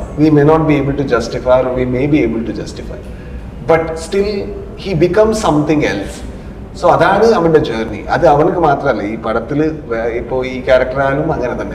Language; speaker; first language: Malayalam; non-native, fluent; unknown